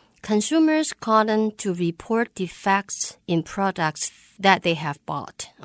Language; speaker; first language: English; non-native, fluent; Chinese